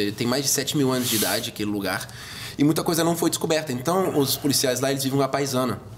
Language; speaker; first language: Portuguese; non-native, fluent; German